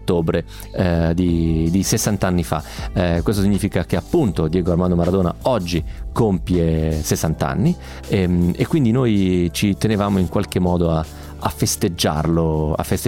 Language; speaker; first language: Italian; native; Italian